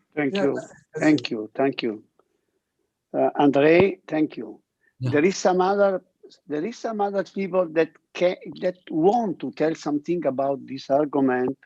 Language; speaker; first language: English; non-native, learner; Italian